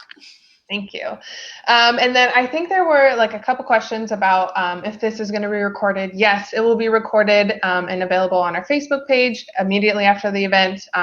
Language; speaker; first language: English; native; English